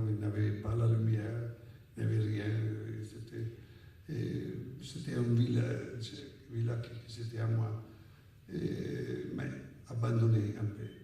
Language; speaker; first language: French; non-native, fluent; Italian